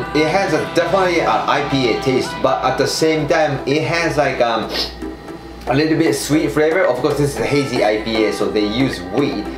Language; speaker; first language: English; non-native, fluent; Japanese